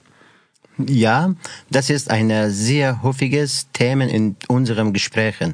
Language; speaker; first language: German; non-native, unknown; Persian